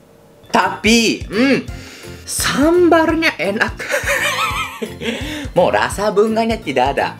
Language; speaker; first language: Indonesian; non-native, fluent; Japanese